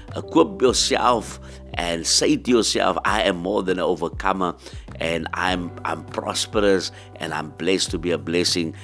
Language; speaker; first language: English; non-native, local second language; Afrikaans